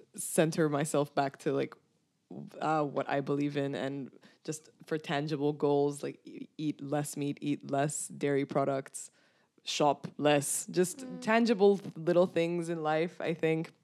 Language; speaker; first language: English; non-native, fluent; Romanian